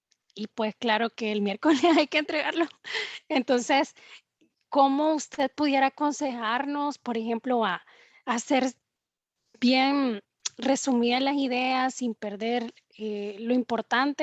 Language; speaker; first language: Spanish; native; Spanish